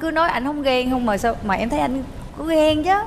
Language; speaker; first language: Vietnamese; native; Vietnamese